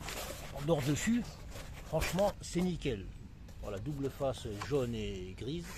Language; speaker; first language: French; non-native, local second language; Arabic